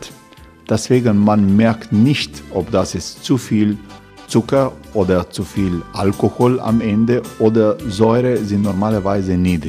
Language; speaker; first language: German; non-native, learner; Croatian